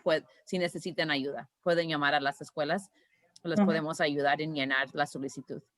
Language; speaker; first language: Spanish; early bilingual, heritage; Spanish